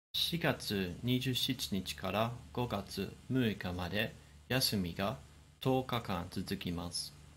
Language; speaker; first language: Japanese; non-native, fluent; English